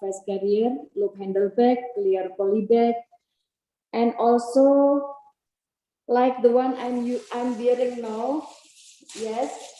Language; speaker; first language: English; non-native, learner; Indonesian